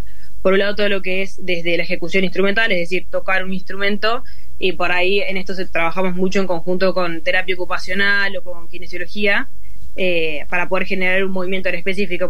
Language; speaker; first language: Spanish; native; Spanish